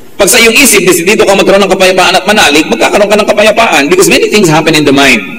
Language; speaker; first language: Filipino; native; Filipino